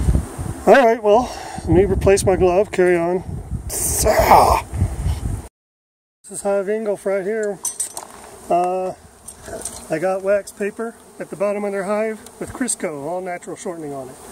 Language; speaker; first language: English; native; English